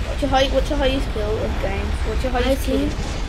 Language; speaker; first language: English; native; English